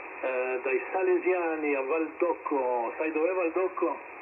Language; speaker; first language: Italian; early bilingual, other home language; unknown